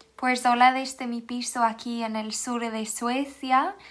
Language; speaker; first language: Spanish; non-native, fluent; Swedish